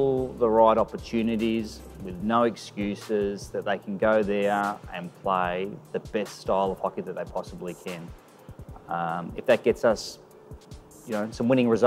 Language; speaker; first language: English; native; English